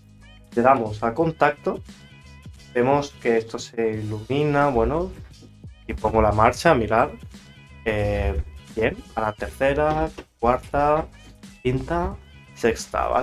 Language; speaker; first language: Spanish; native; Spanish